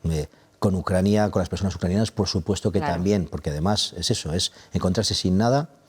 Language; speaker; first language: Spanish; native; Spanish